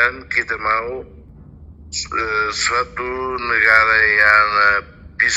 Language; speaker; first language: Indonesian; non-native, fluent; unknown